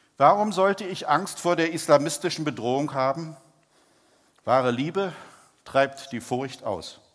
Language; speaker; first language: German; native; German